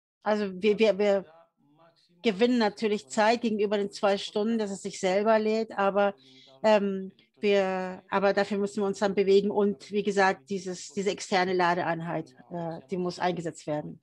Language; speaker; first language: German; early bilingual, heritage; German